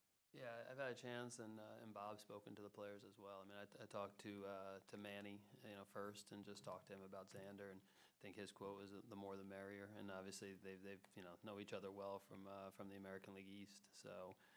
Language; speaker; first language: English; native; English